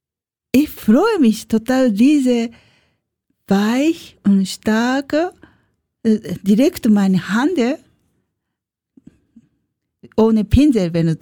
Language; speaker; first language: German; non-native, learner; Japanese